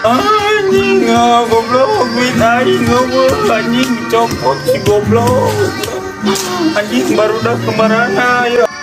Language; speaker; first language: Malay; non-native, local second language; Sundanese